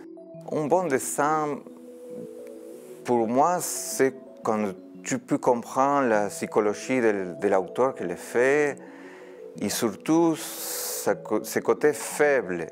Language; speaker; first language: French; non-native, fluent; Spanish